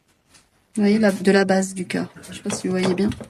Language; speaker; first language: French; native; French